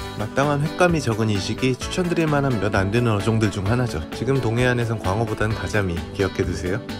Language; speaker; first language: Korean; native; Korean